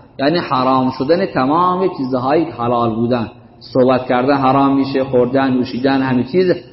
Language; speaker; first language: Persian; native; Persian